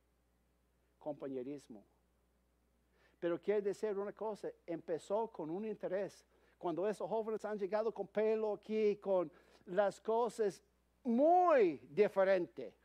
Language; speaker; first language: Spanish; non-native, fluent; English